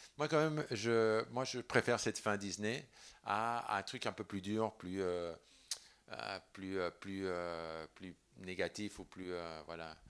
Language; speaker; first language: French; non-native, fluent; Spanish